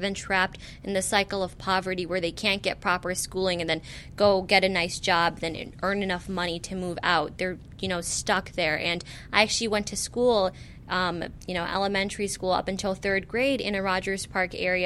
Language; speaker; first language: English; native; English